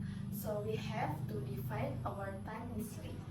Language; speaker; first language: English; non-native, learner; Indonesian